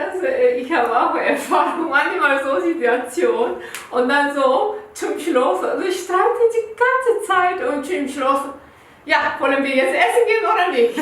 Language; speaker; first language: German; non-native, learner; Korean